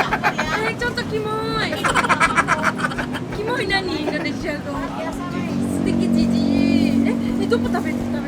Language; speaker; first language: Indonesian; non-native, learner; Japanese